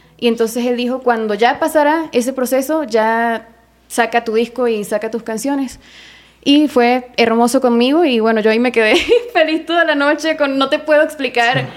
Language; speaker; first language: Spanish; native; Spanish